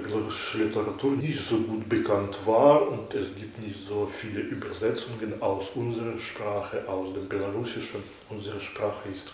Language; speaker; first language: German; non-native, fluent; Belarusian